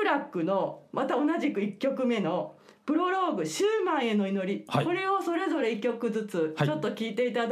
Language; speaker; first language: Japanese; native; Japanese